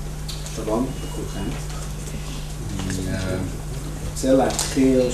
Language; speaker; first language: Hebrew; non-native, fluent; English